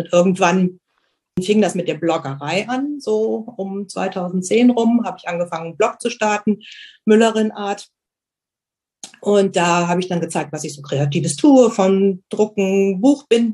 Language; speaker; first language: German; native; German